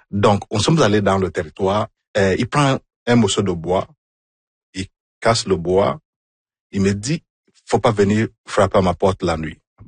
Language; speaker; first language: French; non-native, fluent; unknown